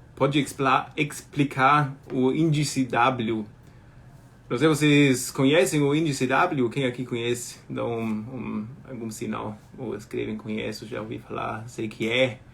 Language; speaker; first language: Portuguese; non-native, fluent; German